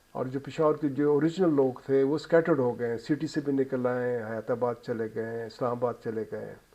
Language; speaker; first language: Urdu; non-native, local second language; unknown